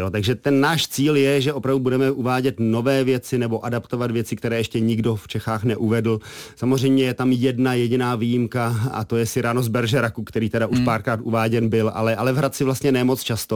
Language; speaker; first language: Czech; native; Czech